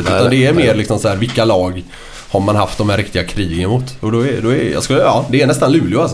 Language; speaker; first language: Swedish; native; Swedish